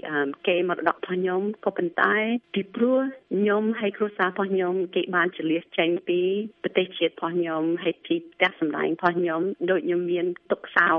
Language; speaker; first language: Khmer; early bilingual, heritage; Khmer